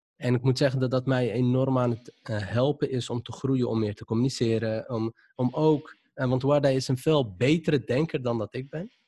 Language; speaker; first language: Dutch; non-native, local second language; Arabic